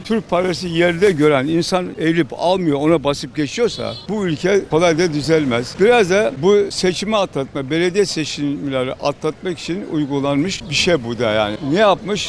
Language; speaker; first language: Turkish; non-native, local second language; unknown